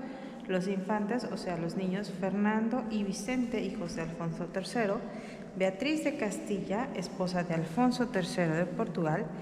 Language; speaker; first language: Spanish; native; Spanish